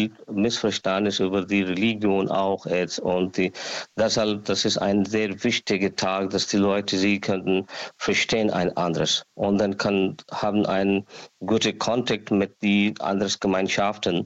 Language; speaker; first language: German; non-native, learner; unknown